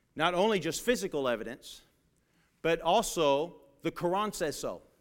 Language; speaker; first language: English; native; English